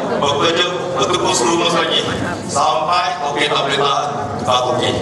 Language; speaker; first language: Malay; non-native, local second language; Chinese